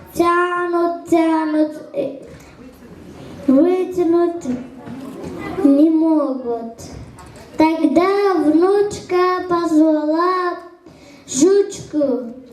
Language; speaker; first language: Russian; non-native, learner; Uzbek